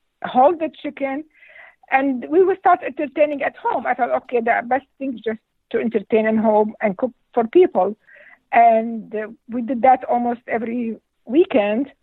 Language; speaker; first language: English; non-native, fluent; Arabic